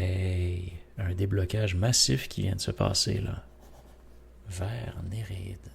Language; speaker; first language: French; native; French